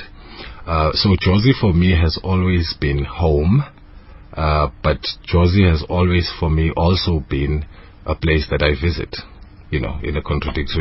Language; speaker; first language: English; non-native, local second language; Zulu